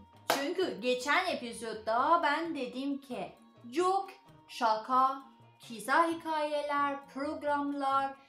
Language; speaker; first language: Turkish; non-native, learner; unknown